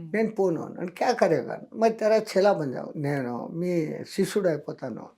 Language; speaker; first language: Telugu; non-native, local second language; Hindi